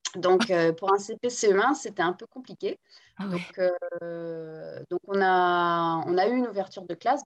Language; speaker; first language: French; non-native, local second language; Guadeloupean Creole French